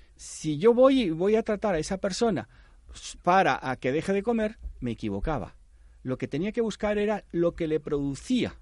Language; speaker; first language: Spanish; native; Spanish